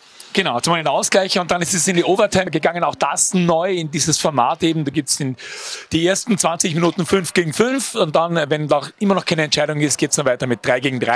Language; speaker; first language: German; native; German